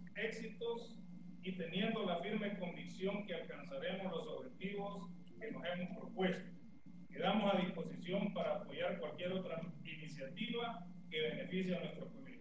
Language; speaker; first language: Spanish; native; Spanish